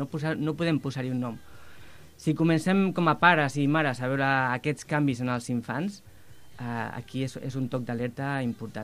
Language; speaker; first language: Catalan; native; Catalan